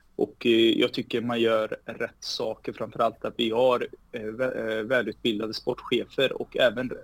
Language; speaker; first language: Swedish; early bilingual, heritage; Spanish